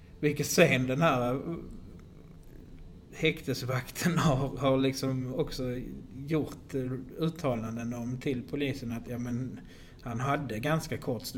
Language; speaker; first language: Swedish; native; Swedish